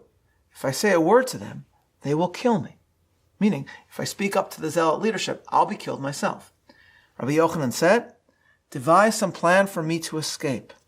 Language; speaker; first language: English; native; English